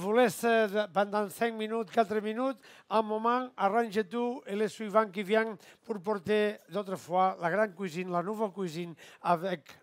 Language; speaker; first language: French; non-native, fluent; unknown